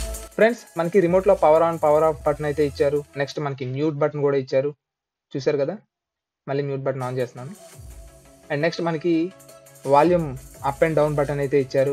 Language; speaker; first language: Telugu; native; Telugu